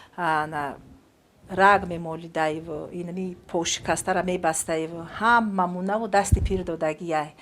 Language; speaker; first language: Tajik; non-native, fluent; Romanian